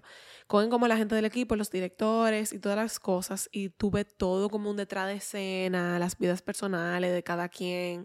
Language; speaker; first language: Spanish; native; Spanish